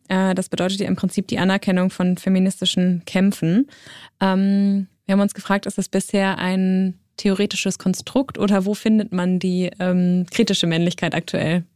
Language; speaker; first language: German; native; German